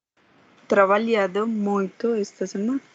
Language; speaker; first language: Portuguese; non-native, learner; Spanish